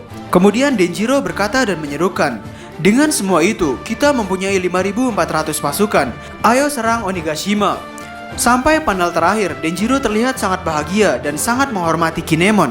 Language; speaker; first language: Indonesian; native; Indonesian